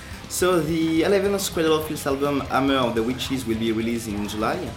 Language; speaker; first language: English; non-native, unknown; French